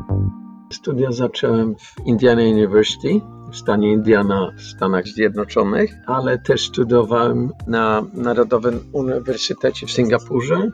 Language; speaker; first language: Polish; early bilingual, heritage; Polish